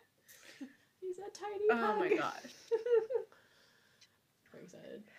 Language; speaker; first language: English; native; English